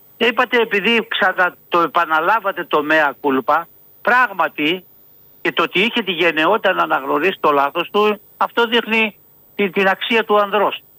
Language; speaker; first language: Greek; native; Greek